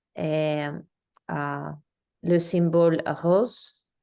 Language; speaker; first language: French; non-native, learner; English